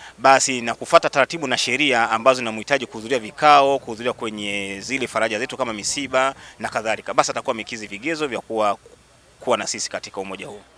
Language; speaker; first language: Swahili; non-native, local second language; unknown